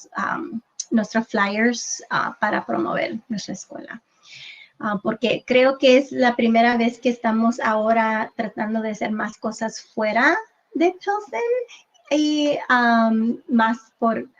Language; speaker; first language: Spanish; early bilingual, heritage; English